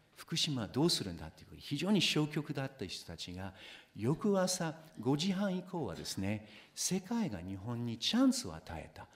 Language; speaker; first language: Japanese; non-native, fluent; English